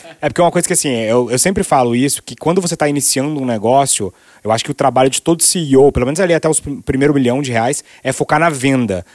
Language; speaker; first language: Portuguese; native; Portuguese